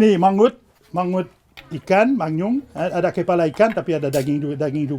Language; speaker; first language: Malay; non-native, fluent; French